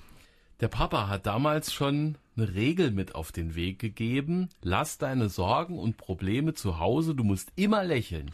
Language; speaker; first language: German; native; German